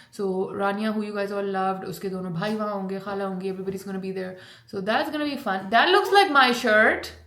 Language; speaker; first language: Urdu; native; Urdu